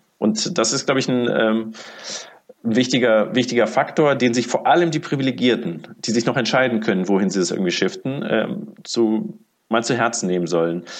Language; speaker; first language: German; early bilingual, other home language; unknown